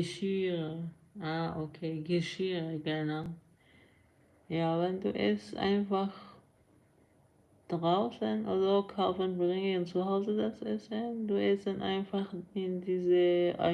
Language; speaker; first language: German; non-native, learner; Persian